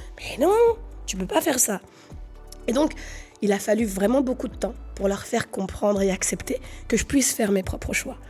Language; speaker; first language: French; native; French